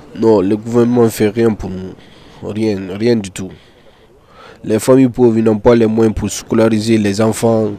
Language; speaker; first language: French; non-native, learner; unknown